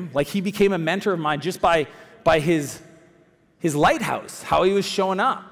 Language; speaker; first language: English; native; English